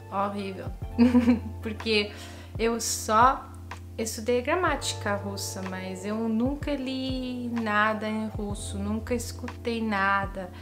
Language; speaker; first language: Portuguese; non-native, fluent; Italian